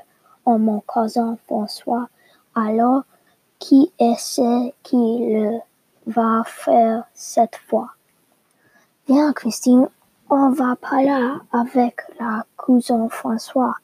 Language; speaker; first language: French; non-native, learner; English